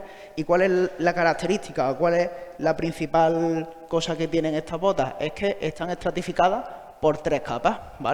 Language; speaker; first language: Spanish; native; Spanish